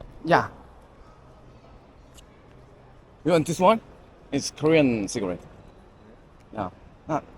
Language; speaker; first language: English; non-native, learner; Korean